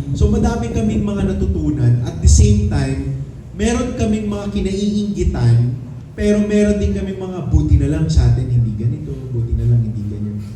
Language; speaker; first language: Filipino; native; Filipino